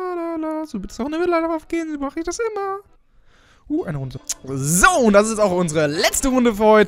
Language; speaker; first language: German; native; German